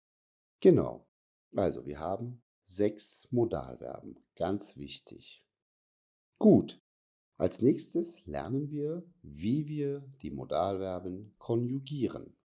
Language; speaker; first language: German; non-native, fluent; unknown